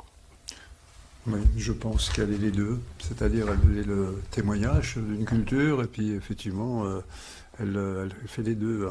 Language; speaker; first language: French; non-native, local second language; Swiss German